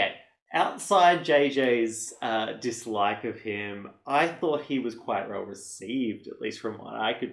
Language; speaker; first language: English; native; English